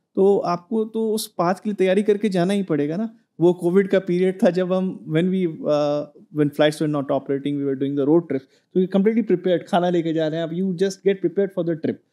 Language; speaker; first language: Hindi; native; Hindi